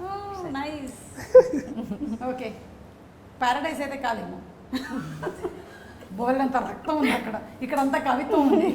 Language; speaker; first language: Telugu; native; Telugu